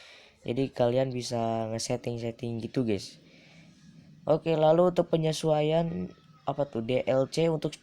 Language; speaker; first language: Indonesian; native; Indonesian